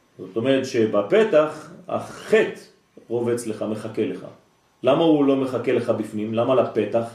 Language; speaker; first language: Hebrew; non-native, fluent; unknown